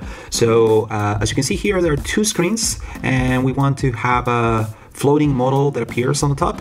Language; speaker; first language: English; non-native, fluent; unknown